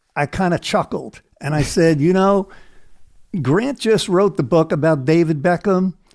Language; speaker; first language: English; native; English